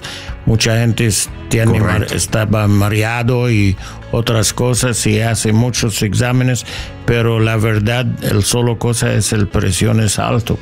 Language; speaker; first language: Spanish; non-native, learner; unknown